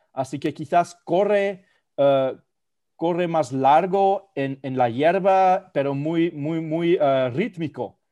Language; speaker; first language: Spanish; non-native, fluent; German